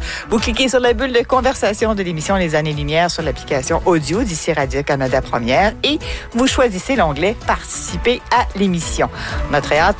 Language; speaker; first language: French; native; French